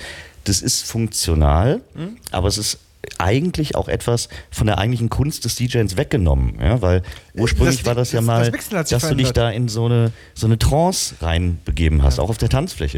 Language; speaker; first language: German; native; German